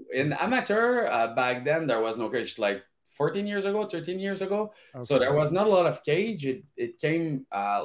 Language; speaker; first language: English; non-native, fluent; French